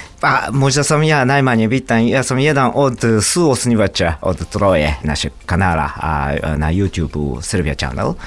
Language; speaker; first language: Serbian; non-native, fluent; Japanese